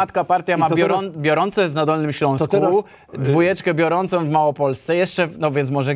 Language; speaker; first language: Polish; native; Polish